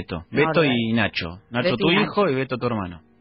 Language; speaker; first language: Spanish; native; Spanish